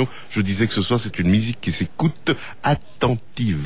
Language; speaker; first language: French; native; French